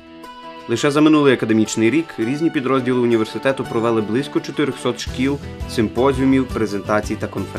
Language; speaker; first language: Ukrainian; native; Ukrainian